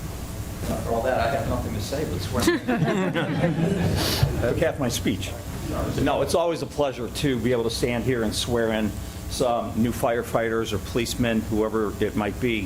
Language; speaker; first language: English; native; English